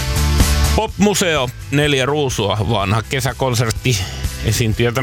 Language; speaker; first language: Finnish; native; Finnish